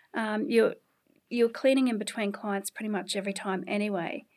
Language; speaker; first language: English; native; English